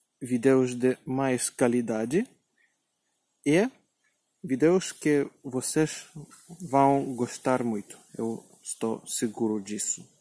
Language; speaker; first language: Portuguese; non-native, learner; Spanish